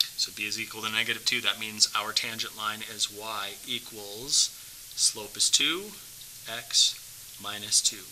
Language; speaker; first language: English; native; English